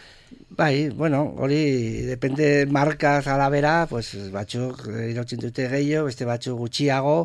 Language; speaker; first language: Basque; non-native, local second language; Spanish